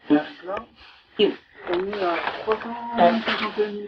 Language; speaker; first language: French; native; French